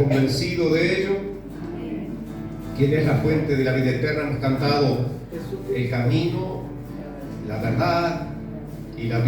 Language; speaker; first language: Spanish; native; Spanish